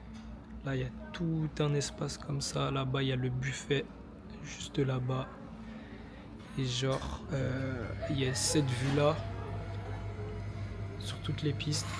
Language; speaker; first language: French; native; French